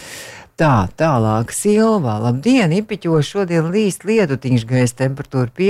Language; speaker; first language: Latvian; native; Latvian